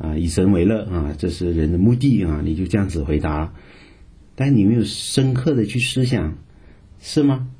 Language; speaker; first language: Chinese; native; Chinese